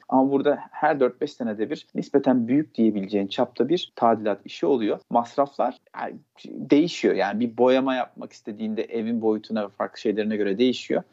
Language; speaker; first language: Turkish; native; Turkish